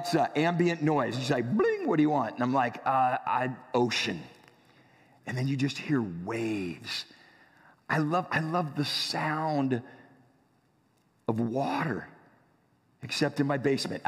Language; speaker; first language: English; native; English